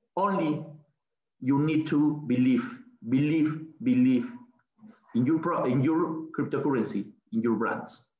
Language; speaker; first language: English; non-native, learner; Spanish